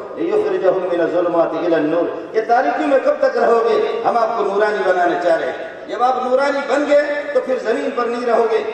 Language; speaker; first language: Urdu; non-native, local second language; Brahui